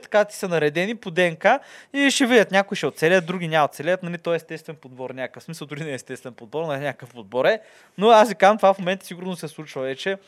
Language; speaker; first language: Bulgarian; native; Bulgarian